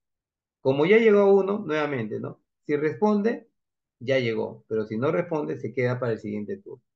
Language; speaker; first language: Spanish; native; Spanish